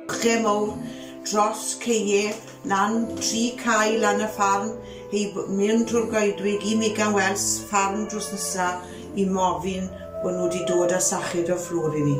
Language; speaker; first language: Welsh; native; Welsh